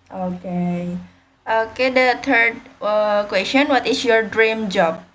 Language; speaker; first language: English; non-native, learner; Indonesian